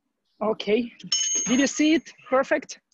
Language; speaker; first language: English; non-native, learner; Ukrainian